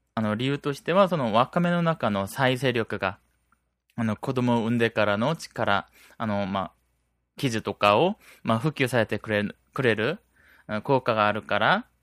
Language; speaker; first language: Japanese; non-native, fluent; Korean